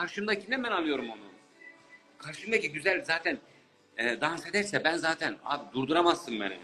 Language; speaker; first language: Turkish; native; Turkish